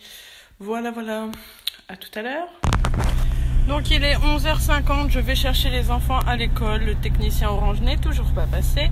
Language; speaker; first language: French; native; French